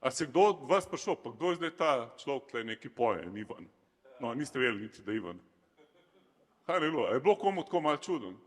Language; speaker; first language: Slovenian; native; Slovenian